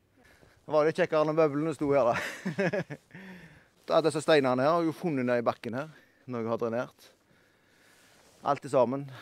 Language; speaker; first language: Norwegian; native; Norwegian